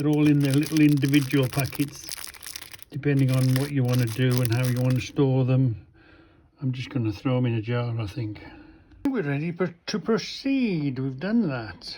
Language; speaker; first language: English; native; English